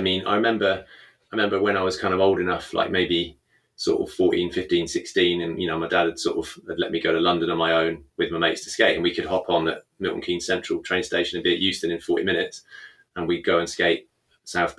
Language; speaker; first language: English; native; English